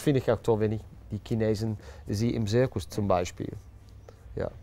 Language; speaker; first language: German; non-native, learner; Dutch